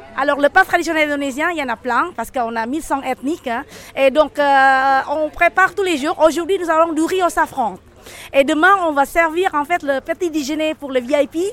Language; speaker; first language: French; non-native, fluent; Indonesian